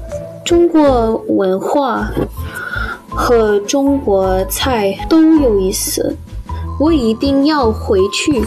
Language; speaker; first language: Chinese; non-native, learner; English